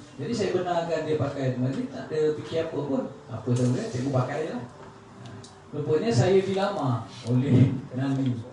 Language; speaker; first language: Malay; native; Malay